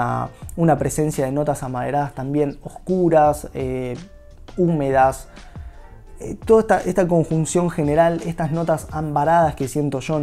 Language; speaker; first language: Spanish; native; Spanish